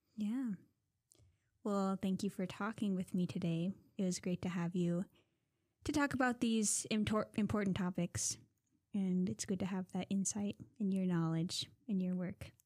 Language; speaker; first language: English; native; English